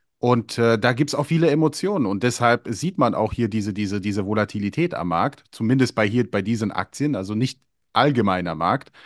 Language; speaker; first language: German; early bilingual, other home language; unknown